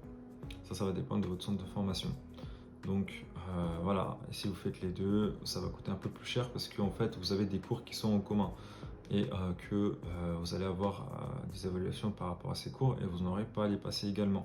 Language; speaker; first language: French; native; French